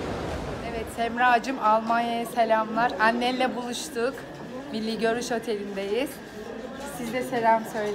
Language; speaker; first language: Turkish; native; Turkish